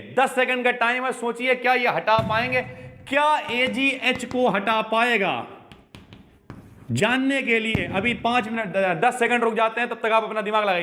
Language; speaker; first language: Hindi; native; Hindi